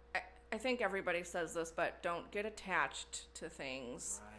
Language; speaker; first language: English; native; English